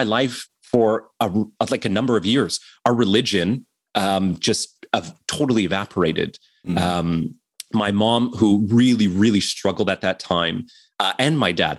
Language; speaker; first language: English; native; English